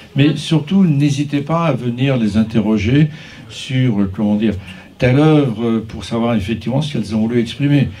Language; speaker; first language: French; native; French